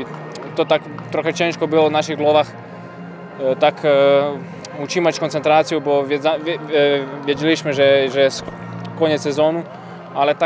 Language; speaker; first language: Polish; non-native, learner; Croatian